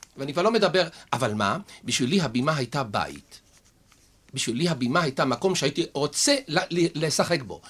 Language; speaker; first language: Hebrew; native; Hebrew